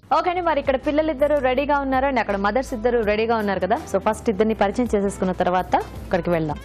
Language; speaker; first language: Telugu; native; Telugu